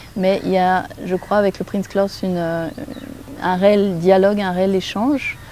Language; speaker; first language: French; native; French